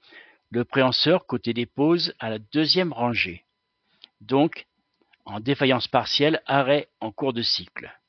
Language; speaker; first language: French; native; French